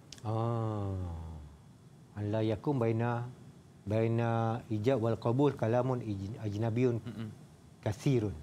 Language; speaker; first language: Arabic; non-native, fluent; Malay